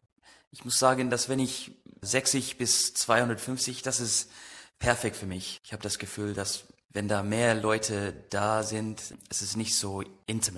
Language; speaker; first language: German; non-native, learner; English